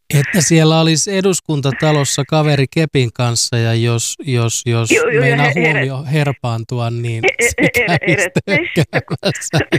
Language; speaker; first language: Finnish; native; Finnish